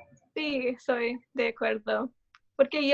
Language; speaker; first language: Spanish; non-native, learner; English